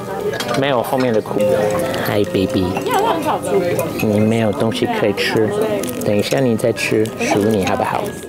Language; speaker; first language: Chinese; non-native, fluent; English